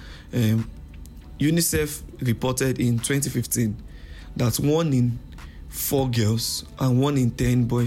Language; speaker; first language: English; non-native, local second language; Yoruba